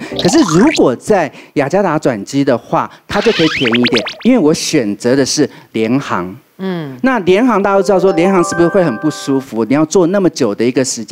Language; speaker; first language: Chinese; native; Chinese